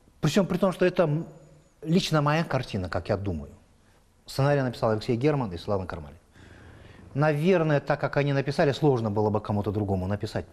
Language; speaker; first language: Russian; native; Russian